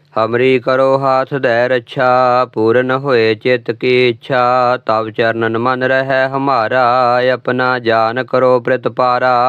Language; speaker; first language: Hindi; non-native, local second language; Punjabi